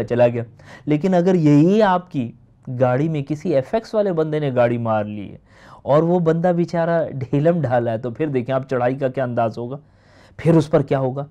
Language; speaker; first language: Urdu; native; Urdu